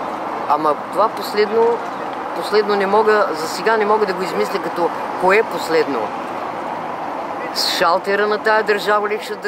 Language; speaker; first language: Bulgarian; native; Bulgarian